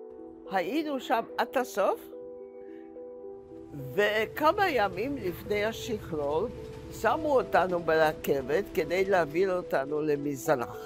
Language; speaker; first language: Hebrew; non-native, fluent; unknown